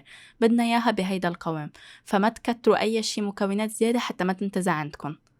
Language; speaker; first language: Arabic; native; Arabic